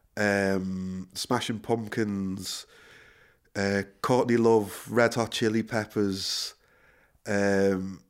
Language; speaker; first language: English; native; English